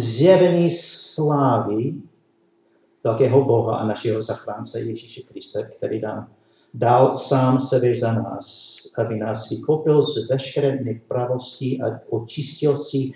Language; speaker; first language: Czech; non-native, learner; English